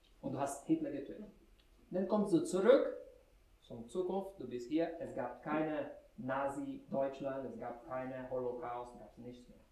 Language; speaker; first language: German; non-native, fluent; Portuguese